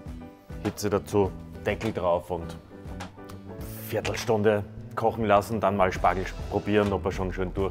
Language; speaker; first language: German; native; German